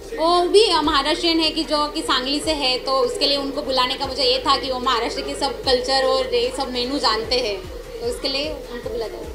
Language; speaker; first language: Hindi; non-native, local second language; Marathi